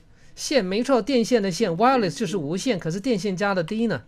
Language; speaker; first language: Chinese; native; Chinese